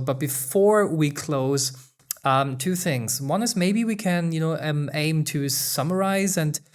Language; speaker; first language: English; non-native, fluent; German